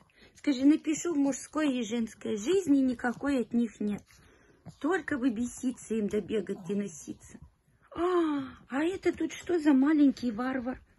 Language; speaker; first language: Russian; native; Russian